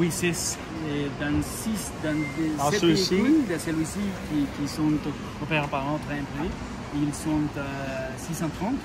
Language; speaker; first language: French; non-native, learner; Spanish